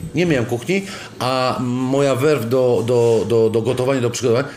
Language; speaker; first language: Polish; non-native, fluent; Italian